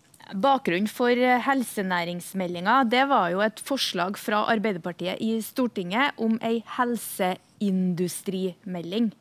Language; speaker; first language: Norwegian; native; Norwegian